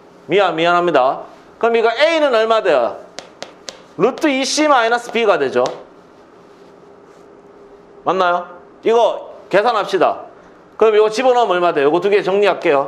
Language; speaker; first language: Korean; native; Korean